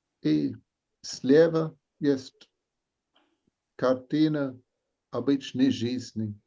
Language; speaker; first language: Russian; non-native, learner; English